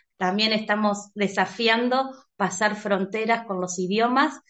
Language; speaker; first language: Spanish; native; Spanish